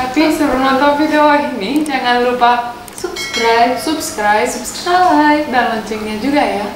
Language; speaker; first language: Indonesian; non-native, learner; Russian